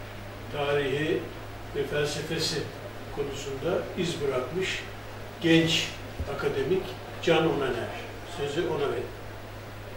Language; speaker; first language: Turkish; native; Turkish